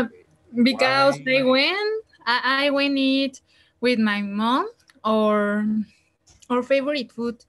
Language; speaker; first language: English; non-native, learner; Spanish